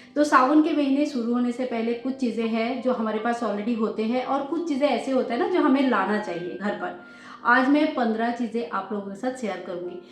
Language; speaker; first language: Hindi; native; Hindi